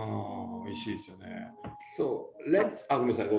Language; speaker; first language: Japanese; native; Japanese